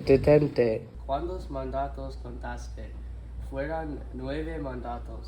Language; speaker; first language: Spanish; non-native, learner; English